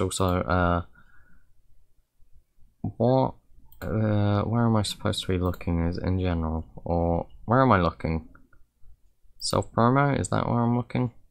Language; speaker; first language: English; native; English